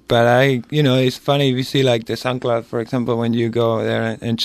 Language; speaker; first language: English; non-native, fluent; Spanish